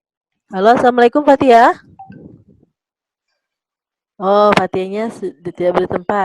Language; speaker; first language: Indonesian; native; Indonesian